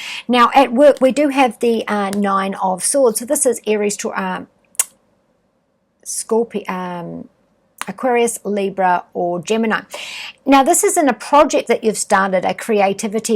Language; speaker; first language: English; native; English